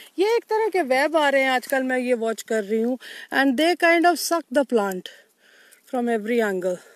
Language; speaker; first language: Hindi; non-native, local second language; Bangla